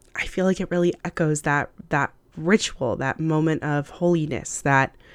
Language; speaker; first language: English; early bilingual, other home language; Hindi